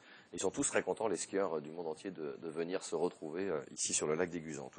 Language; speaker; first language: French; native; French